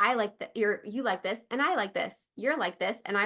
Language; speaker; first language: English; native; English